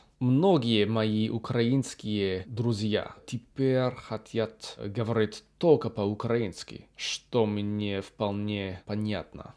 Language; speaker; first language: Russian; non-native, learner; English